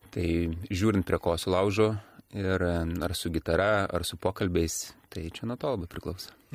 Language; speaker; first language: Lithuanian; native; Lithuanian